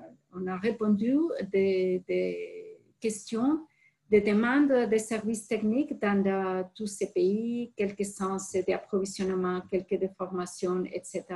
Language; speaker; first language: French; non-native, fluent; Spanish